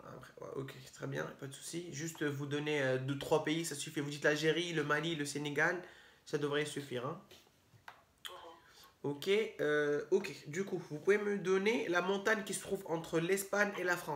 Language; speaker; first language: French; native; French